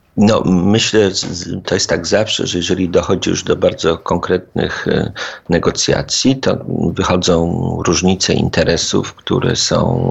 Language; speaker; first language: Polish; native; Polish